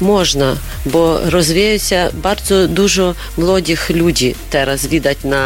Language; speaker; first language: Polish; non-native, learner; Ukrainian